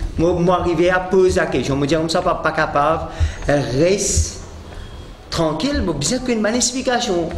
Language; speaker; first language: French; non-native, local second language; Morisyen